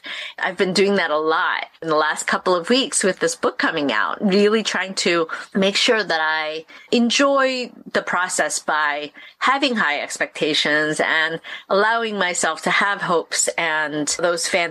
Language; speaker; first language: English; early bilingual, other home language; Korean